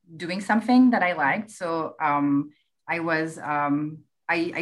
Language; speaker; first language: English; non-native, fluent; French